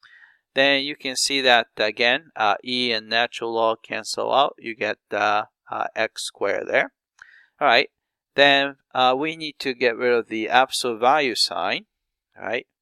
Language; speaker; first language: English; non-native, fluent; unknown